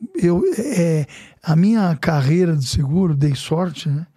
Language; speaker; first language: Portuguese; native; Portuguese